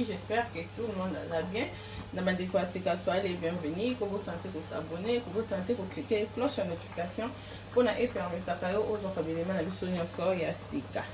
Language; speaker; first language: French; non-native, local second language; Lingala